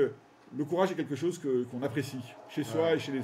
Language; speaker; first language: French; native; French